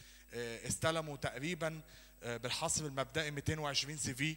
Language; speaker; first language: Arabic; native; Arabic